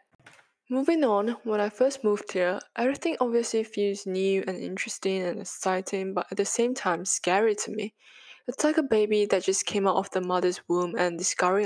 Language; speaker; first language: English; non-native, local second language; Chinese